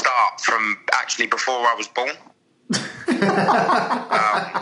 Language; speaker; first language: English; native; English